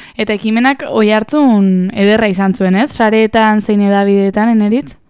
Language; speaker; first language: Basque; native; Basque